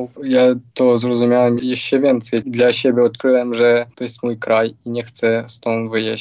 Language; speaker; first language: Polish; non-native, fluent; Ukrainian